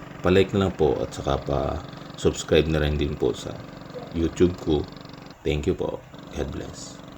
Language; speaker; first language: Filipino; non-native, local second language; Masbatenyo